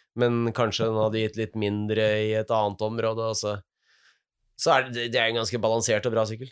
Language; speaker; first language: Norwegian; native; Norwegian